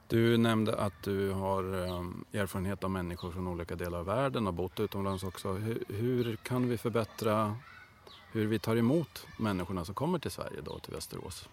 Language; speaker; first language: Swedish; native; Swedish